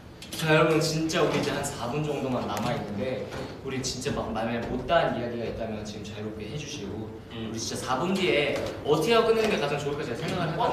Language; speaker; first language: Korean; native; Korean